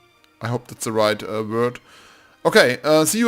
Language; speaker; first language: English; non-native, learner; German